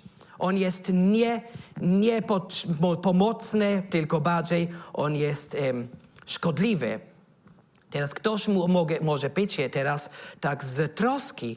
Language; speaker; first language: Polish; non-native, learner; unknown